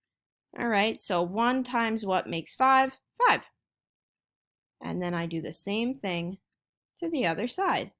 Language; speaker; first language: English; native; English